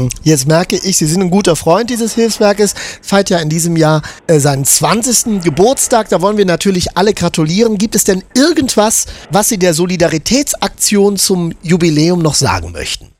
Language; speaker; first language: German; native; German